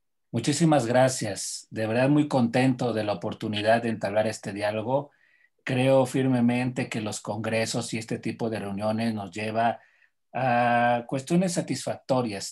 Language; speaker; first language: Spanish; native; Spanish